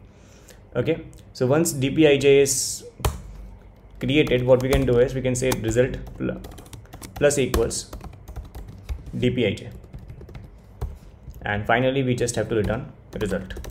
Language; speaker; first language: English; non-native, local second language; Hindi